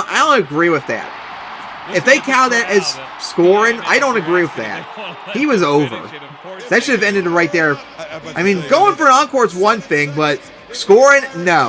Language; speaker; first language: English; native; English